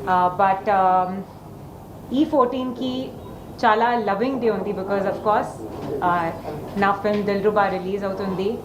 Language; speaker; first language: Telugu; non-native, learner; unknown